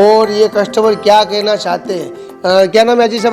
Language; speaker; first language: Hindi; non-native, local second language; Gujarati